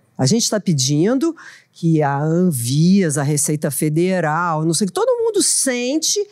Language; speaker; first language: Portuguese; native; Portuguese